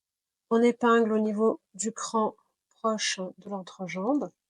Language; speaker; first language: French; native; French